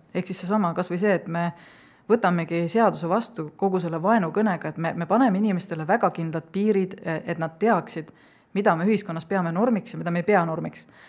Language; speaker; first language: Estonian; native; Estonian